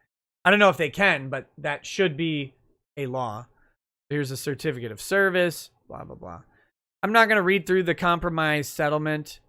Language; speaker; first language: English; native; English